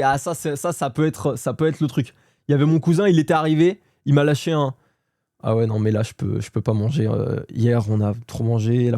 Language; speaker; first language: French; native; French